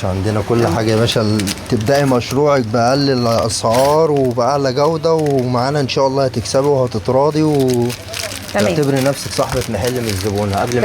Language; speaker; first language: Arabic; native; Arabic